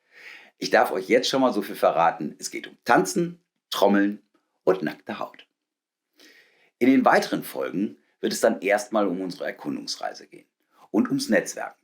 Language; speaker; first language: German; native; German